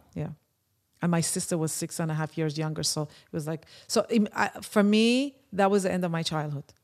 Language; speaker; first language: English; early bilingual, other home language; Persian